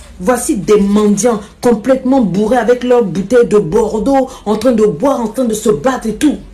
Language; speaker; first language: French; non-native, local second language; Lingala